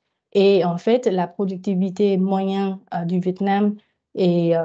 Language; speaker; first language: French; non-native, fluent; Vietnamese